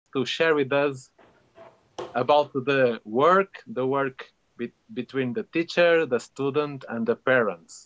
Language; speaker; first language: English; non-native, fluent; Portuguese